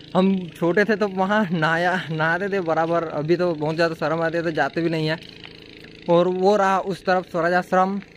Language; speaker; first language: Hindi; non-native, local second language; Gujarati